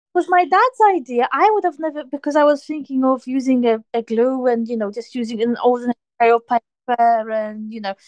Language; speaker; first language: English; non-native, fluent; Polish